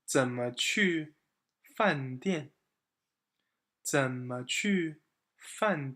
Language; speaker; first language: Chinese; non-native, fluent; English